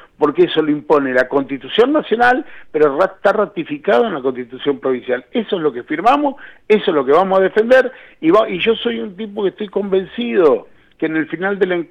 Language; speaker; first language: Spanish; native; Spanish